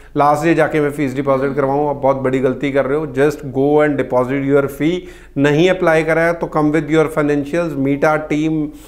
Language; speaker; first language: Hindi; non-native, local second language; Punjabi